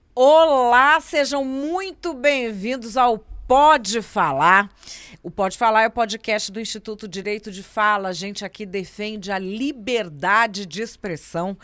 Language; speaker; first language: Portuguese; native; Portuguese